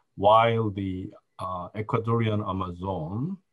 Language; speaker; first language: English; non-native, fluent; Korean